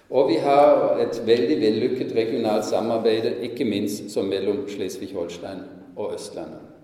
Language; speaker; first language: Norwegian; non-native, fluent; German